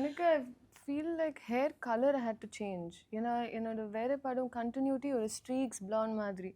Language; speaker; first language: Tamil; non-native, learner; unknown